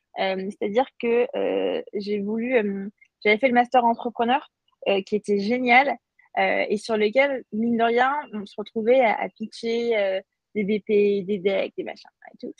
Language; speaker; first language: French; native; French